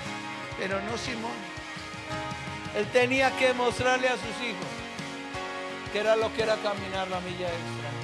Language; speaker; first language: Spanish; native; Spanish